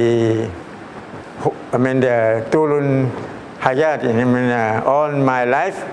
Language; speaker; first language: Indonesian; early bilingual, heritage; Thai